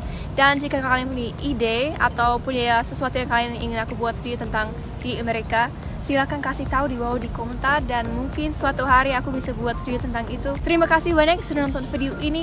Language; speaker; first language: Indonesian; early bilingual, other home language; English